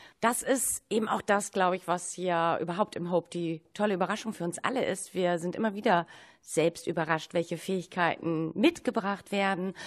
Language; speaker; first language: German; native; German